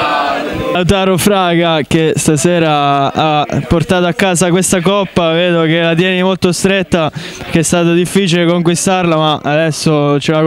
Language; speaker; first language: Italian; native; Italian